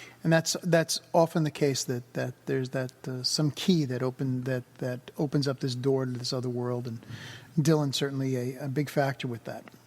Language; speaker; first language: English; native; English